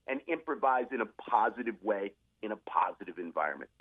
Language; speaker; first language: English; native; English